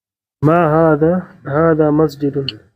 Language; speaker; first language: Arabic; non-native, learner; English